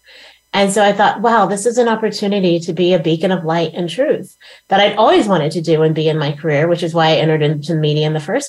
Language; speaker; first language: English; native; English